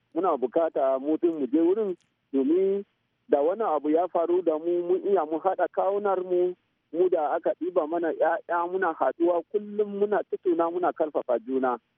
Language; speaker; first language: Hausa; non-native, local second language; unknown